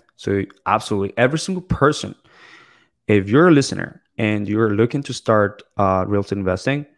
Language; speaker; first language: English; non-native, fluent; Spanish